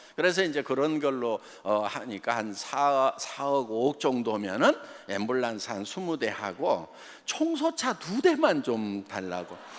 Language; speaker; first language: Korean; native; Korean